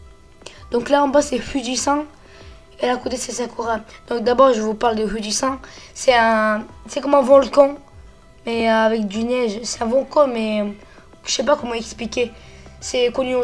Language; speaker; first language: French; early bilingual, other home language; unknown